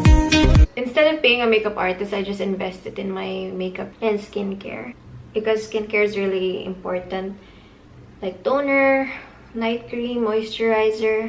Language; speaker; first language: English; non-native, local second language; Filipino